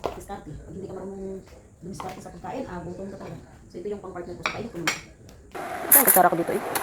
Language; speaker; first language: Filipino; non-native, local second language; Cebuano